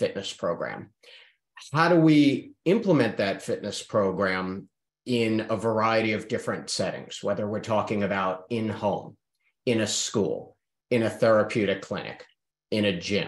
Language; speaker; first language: English; native; English